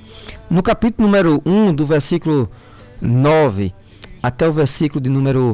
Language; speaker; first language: Portuguese; native; Portuguese